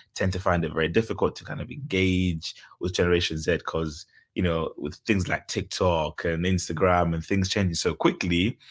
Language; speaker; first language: English; early bilingual, other home language; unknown